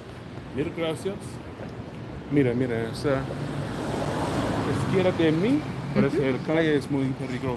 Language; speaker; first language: Spanish; non-native, learner; English